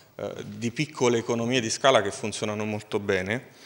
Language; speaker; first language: Italian; native; Italian